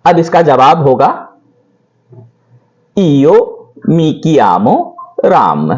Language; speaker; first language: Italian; non-native, learner; Hindi